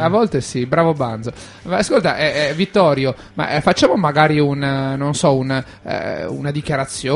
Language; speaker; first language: Italian; native; Italian